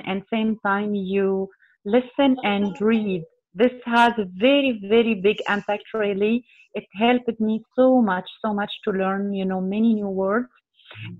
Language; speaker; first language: English; non-native, learner; Arabic